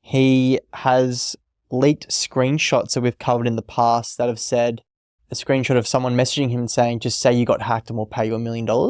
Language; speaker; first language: English; native; English